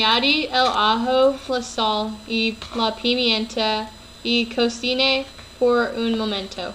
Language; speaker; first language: Spanish; non-native, learner; English